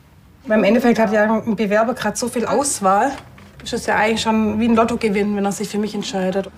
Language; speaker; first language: German; native; German